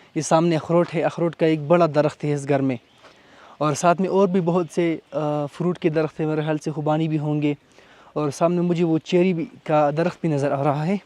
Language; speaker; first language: Urdu; non-native, local second language; Pashto